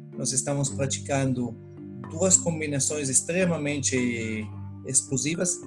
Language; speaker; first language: Portuguese; non-native, fluent; Hebrew